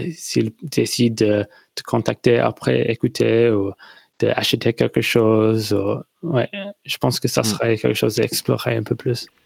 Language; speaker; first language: French; non-native, fluent; English